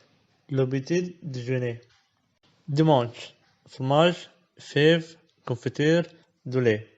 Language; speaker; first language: French; non-native, learner; Arabic